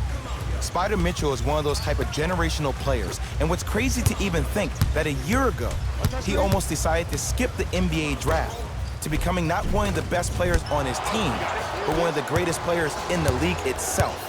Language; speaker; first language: English; native; English